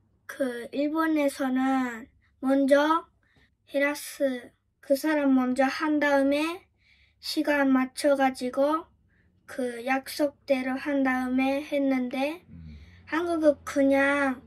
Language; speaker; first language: Korean; early bilingual, heritage; Japanese